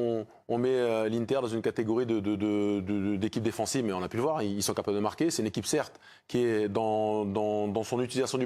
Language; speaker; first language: French; native; French